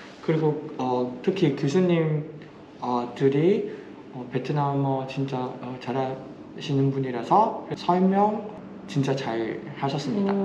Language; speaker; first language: Korean; non-native, fluent; Vietnamese